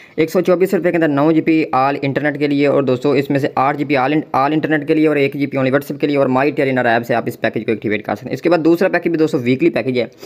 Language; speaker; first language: Urdu; non-native, local second language; Punjabi